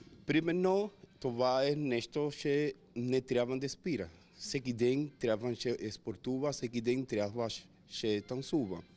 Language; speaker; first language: Bulgarian; non-native, learner; Spanish